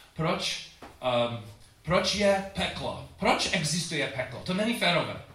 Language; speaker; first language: Czech; non-native, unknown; English